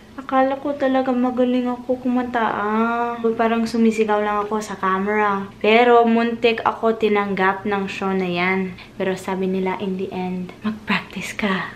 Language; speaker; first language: Filipino; non-native, fluent; English